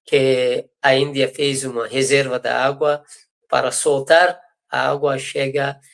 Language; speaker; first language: Portuguese; non-native, fluent; Persian